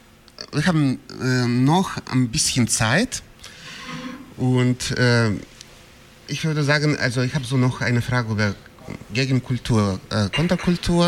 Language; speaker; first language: German; non-native, fluent; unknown